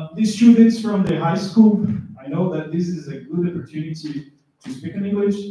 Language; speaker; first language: English; non-native, fluent; Portuguese